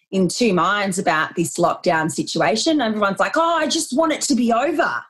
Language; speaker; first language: English; native; English